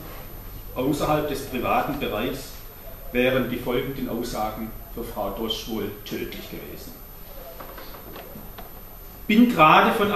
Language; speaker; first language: German; native; German